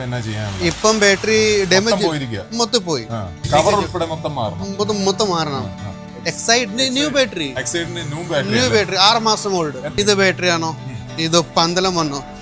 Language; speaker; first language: Malayalam; non-native, learner; Hindi